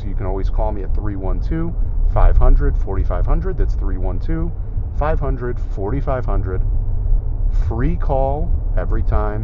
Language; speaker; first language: English; native; English